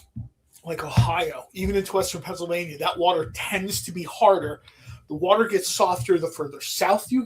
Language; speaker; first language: English; native; English